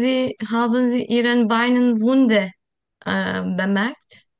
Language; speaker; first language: German; non-native, learner; Turkish